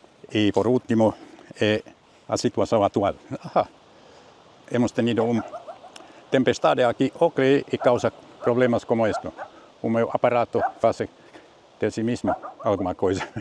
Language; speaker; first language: Portuguese; non-native, learner; Finnish